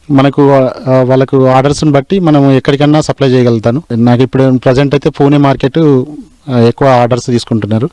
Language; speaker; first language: Telugu; native; Telugu